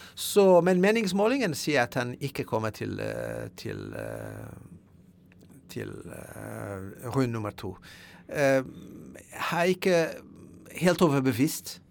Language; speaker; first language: Norwegian; non-native, fluent; French